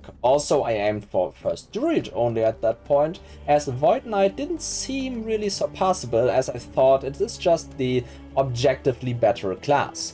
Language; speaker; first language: English; non-native, fluent; German